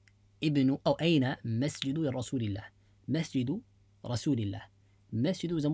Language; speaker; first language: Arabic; non-native, fluent; English